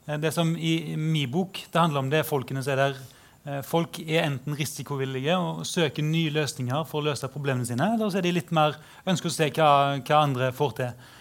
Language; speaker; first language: Norwegian; native; Norwegian